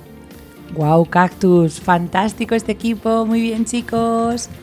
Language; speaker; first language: Spanish; native; Spanish